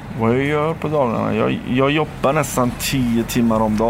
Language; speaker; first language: Swedish; early bilingual, other home language; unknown